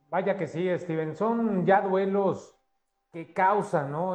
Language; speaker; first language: Spanish; native; Spanish